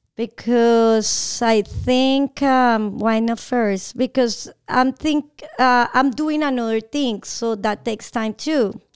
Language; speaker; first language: English; non-native, learner; Spanish